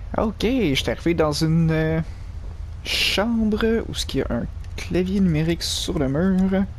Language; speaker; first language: French; native; French